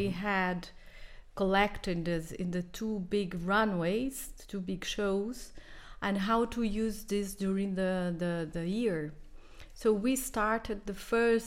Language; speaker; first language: English; non-native, fluent; Portuguese